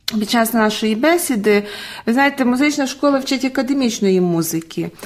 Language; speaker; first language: Ukrainian; native; Ukrainian